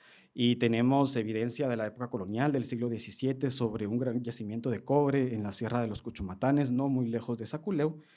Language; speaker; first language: Spanish; native; Spanish